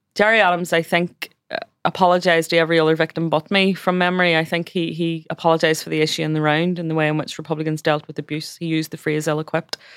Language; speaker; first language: English; native; English